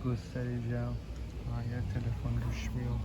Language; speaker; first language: Turkish; non-native, learner; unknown